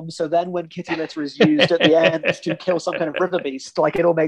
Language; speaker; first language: English; native; English